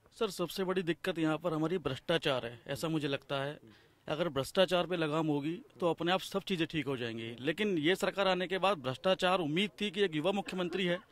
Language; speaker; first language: Hindi; native; Hindi